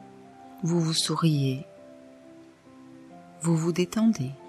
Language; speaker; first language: French; native; French